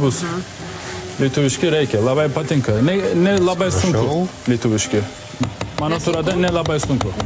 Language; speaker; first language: Lithuanian; non-native, learner; Turkish